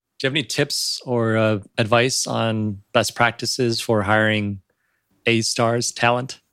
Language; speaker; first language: English; early bilingual, other home language; Chinese